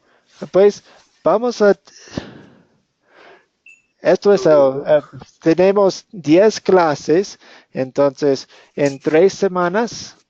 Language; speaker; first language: Spanish; non-native, fluent; English